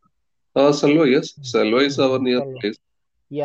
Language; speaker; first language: English; non-native, learner; Malayalam